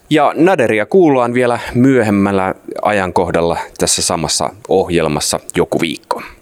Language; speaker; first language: Finnish; native; Finnish